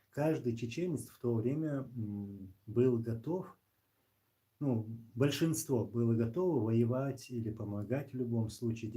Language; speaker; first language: Russian; non-native, local second language; Chechen